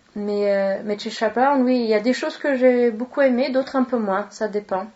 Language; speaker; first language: French; non-native, fluent; Swedish